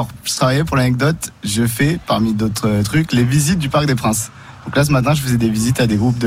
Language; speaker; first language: French; native; French